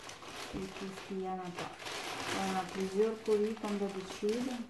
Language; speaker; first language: French; non-native, fluent; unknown